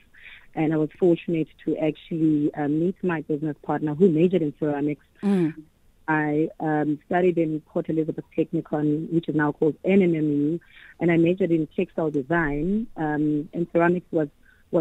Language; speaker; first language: English; non-native, local second language; Xhosa